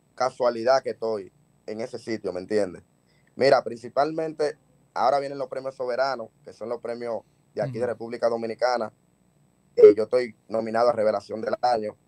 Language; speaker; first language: Spanish; native; Spanish